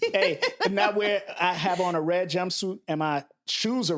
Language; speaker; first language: English; native; English